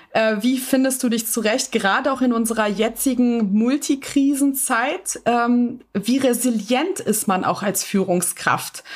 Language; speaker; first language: German; native; German